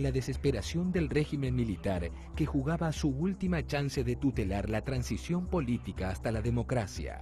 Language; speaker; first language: Spanish; native; Spanish